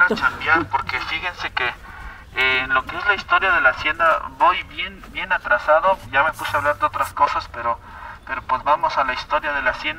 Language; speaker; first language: Spanish; native; Spanish